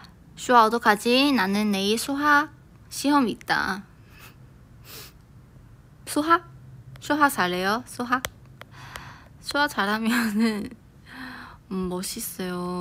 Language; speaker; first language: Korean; non-native, fluent; Chinese